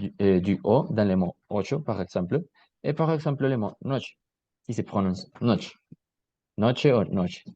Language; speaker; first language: French; non-native, learner; Spanish